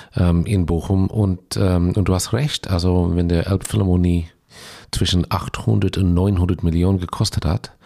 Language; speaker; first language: German; non-native, fluent; English